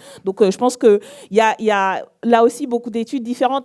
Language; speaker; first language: French; native; French